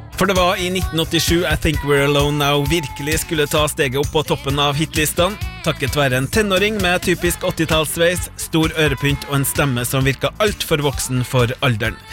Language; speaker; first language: Norwegian; native; Norwegian